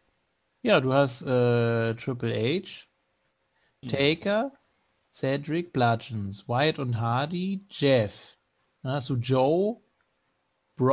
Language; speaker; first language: German; native; German